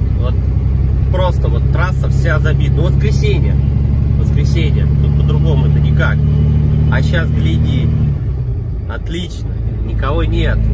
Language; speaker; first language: Russian; native; Russian